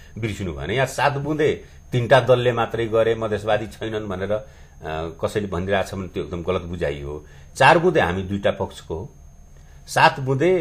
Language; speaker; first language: Nepali; non-native, local second language; Bhojpuri